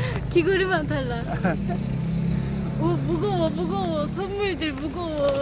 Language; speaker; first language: Korean; non-native, fluent; Turkish